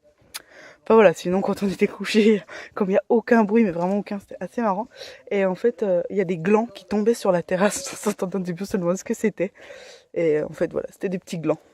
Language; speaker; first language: French; native; French